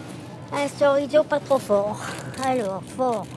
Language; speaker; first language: French; non-native, learner; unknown